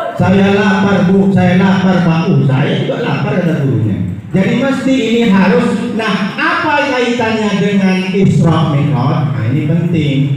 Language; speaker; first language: Indonesian; non-native, local second language; Madurese